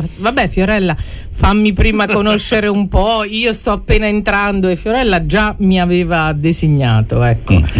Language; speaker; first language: Italian; native; Italian